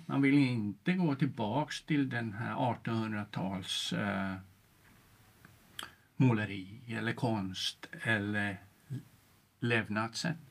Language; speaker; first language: Swedish; non-native, local second language; Finnish